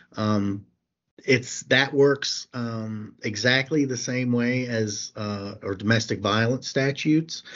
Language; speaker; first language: English; native; English